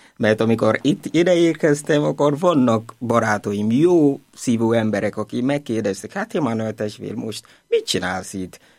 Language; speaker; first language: Hungarian; non-native, learner; Igbo